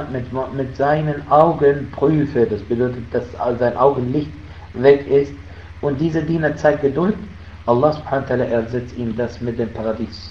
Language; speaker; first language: German; non-native, fluent; Arabic